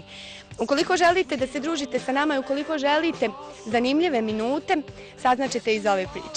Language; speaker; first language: Bosnian; native; Bosnian